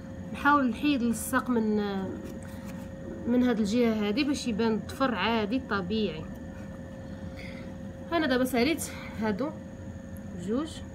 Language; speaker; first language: Arabic; native; Arabic